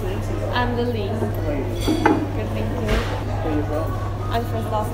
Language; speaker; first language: English; non-native, learner; Korean